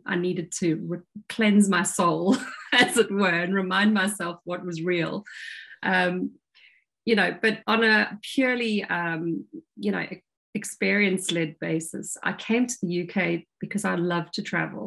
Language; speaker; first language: English; native; English